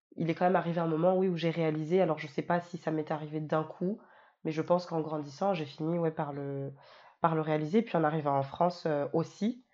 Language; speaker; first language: French; native; French